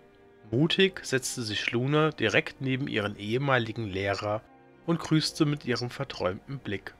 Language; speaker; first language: German; native; German